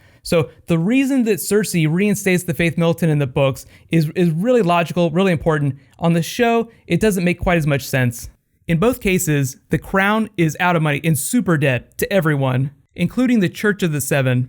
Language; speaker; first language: English; native; English